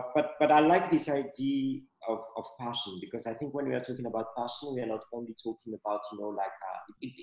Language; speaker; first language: English; non-native, fluent; Malagasy